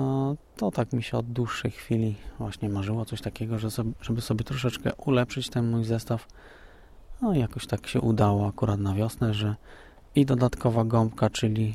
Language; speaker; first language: Polish; native; Polish